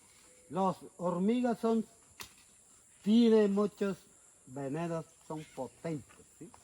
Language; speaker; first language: Spanish; non-native, local second language; Ticuna